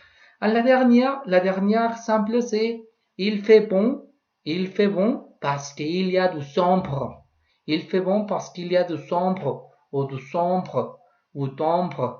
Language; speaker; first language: French; non-native, learner; Spanish